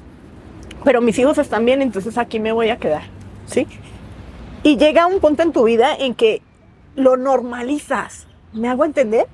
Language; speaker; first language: Spanish; native; Spanish